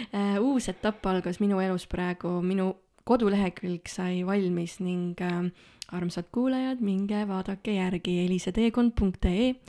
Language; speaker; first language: Estonian; native; Estonian